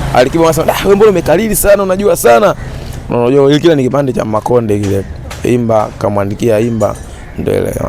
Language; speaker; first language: Swahili; non-native, local second language; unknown